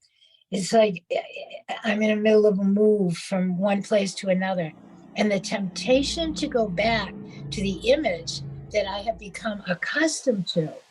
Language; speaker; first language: English; native; English